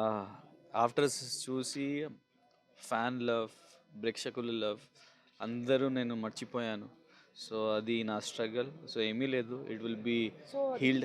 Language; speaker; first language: Telugu; non-native, local second language; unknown